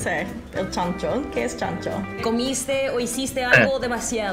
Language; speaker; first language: Spanish; non-native, fluent; English